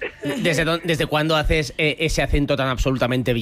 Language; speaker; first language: Spanish; native; Spanish